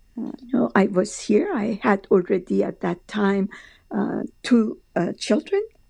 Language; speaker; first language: English; non-native, fluent; Persian